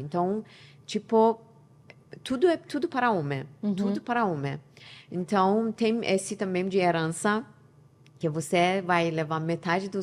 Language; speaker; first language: Portuguese; non-native, learner; Persian